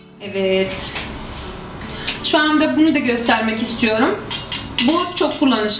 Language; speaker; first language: Turkish; non-native, fluent; Arabic